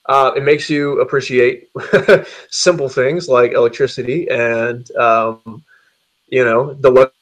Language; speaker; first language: English; native; English